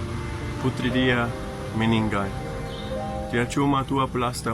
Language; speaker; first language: Indonesian; non-native, fluent; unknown